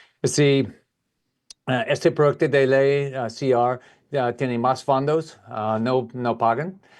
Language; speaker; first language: Spanish; non-native, learner; English